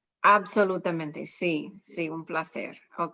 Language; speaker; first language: Spanish; non-native, learner; English